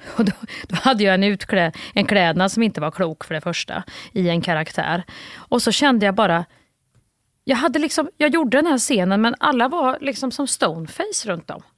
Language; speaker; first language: Swedish; native; Swedish